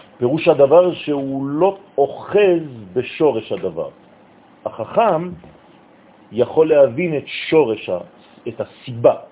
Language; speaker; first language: Hebrew; non-native, fluent; French